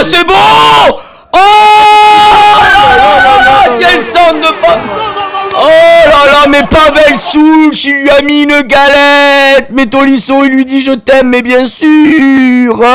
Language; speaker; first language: French; native; French